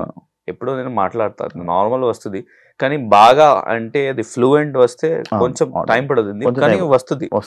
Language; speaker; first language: Telugu; non-native, learner; Hindi